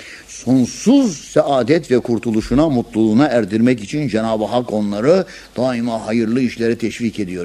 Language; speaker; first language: Turkish; native; Turkish